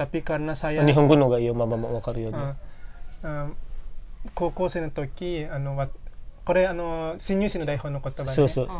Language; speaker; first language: Japanese; non-native, learner; Indonesian